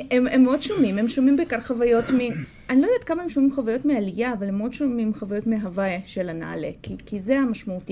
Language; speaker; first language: Hebrew; non-native, fluent; Russian